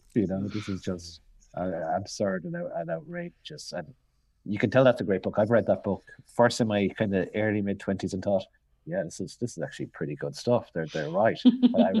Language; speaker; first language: English; native; English